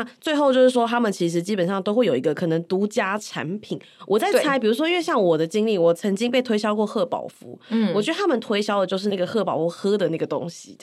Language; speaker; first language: Chinese; native; Chinese